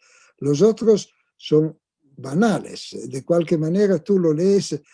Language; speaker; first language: Spanish; non-native, fluent; Italian